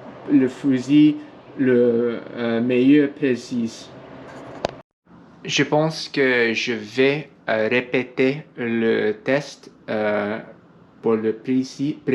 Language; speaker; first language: French; non-native, learner; English